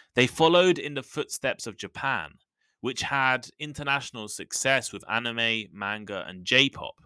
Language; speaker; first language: English; native; English